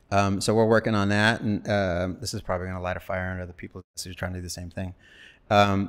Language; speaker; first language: English; native; English